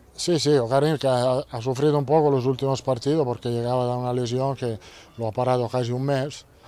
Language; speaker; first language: Spanish; non-native, fluent; Italian